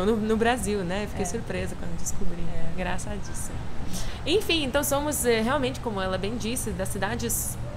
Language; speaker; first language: Portuguese; non-native, fluent; Russian